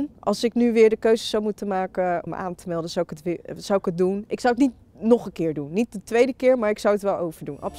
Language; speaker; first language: Dutch; native; Dutch